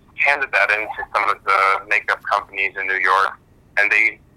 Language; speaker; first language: English; early bilingual, other home language; German